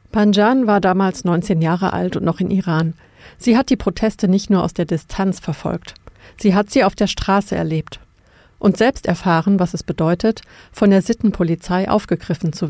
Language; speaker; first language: German; native; German